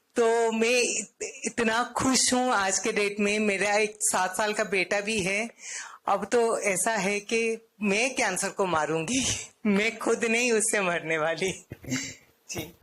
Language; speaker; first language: Hindi; non-native, local second language; Odia